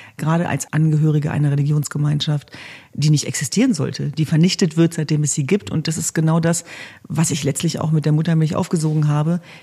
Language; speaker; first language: German; early bilingual, other home language; Kurdish